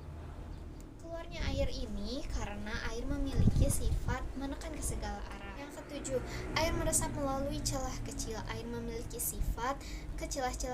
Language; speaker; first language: Indonesian; native; Indonesian